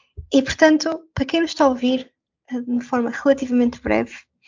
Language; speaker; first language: Portuguese; native; Portuguese